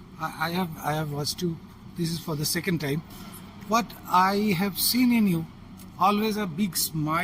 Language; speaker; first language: English; non-native, local second language; Bangla